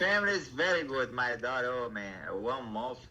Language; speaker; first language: English; non-native, learner; Portuguese